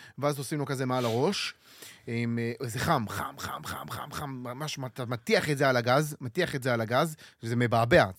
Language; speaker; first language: Hebrew; native; Hebrew